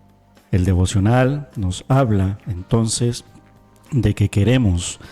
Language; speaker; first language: Spanish; native; Spanish